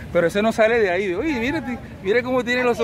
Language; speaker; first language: Spanish; native; Spanish